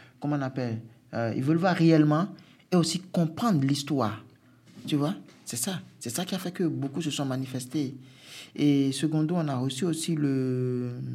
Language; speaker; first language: French; non-native, local second language; Fon